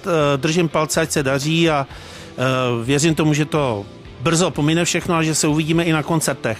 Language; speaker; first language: Czech; native; Czech